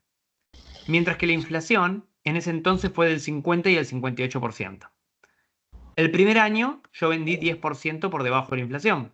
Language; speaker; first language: Spanish; native; Spanish